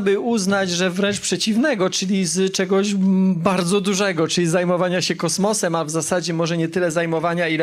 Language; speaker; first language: Polish; native; Polish